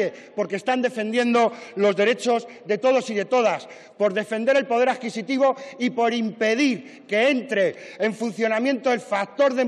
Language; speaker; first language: Spanish; native; Spanish